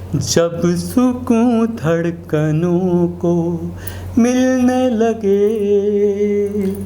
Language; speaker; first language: Hindi; native; Hindi